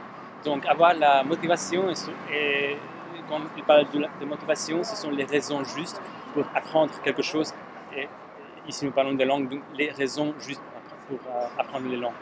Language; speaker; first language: French; non-native, fluent; Slovak